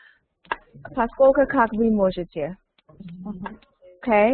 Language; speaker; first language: Russian; non-native, learner; English